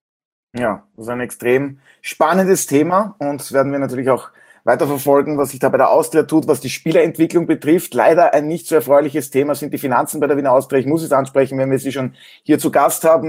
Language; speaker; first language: German; native; German